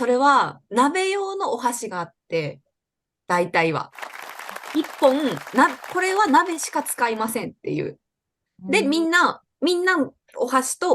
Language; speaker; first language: Japanese; native; Japanese